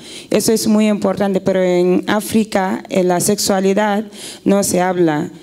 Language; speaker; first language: Spanish; non-native, fluent; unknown